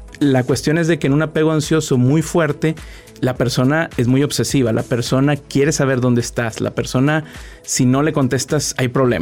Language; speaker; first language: Spanish; native; Spanish